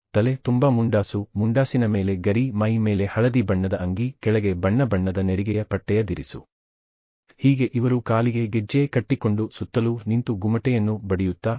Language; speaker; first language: Kannada; native; Kannada